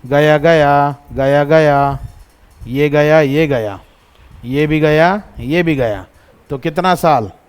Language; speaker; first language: Hindi; non-native, local second language; Marathi